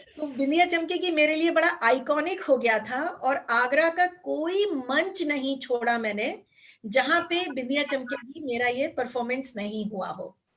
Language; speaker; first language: Hindi; native; Hindi